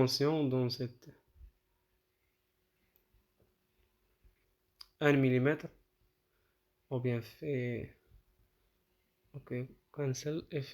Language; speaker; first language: French; non-native, local second language; Arabic